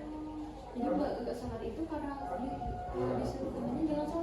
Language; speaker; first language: Indonesian; native; Indonesian